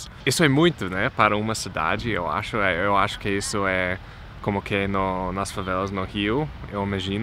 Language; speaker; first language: Portuguese; non-native, fluent; English